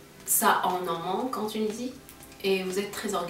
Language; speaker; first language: French; non-native, local second language; Arabic